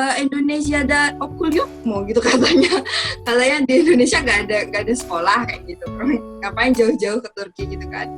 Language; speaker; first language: Indonesian; native; Indonesian